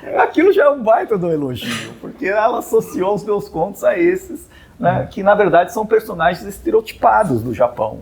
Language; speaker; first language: Portuguese; native; Portuguese